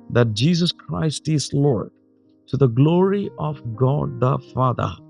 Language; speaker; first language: English; non-native, local second language; Malayalam